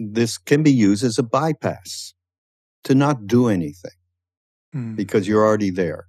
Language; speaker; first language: English; native; English